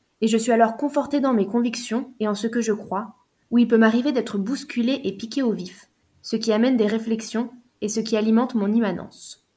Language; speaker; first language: French; native; French